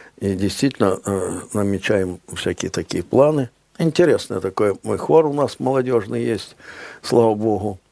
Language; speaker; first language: Russian; native; Russian